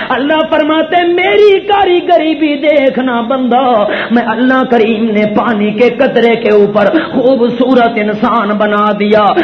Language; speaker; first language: Urdu; non-native, local second language; Punjabi